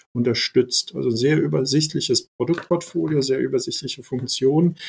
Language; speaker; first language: German; early bilingual, other home language; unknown